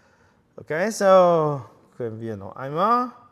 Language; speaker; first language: German; non-native, fluent; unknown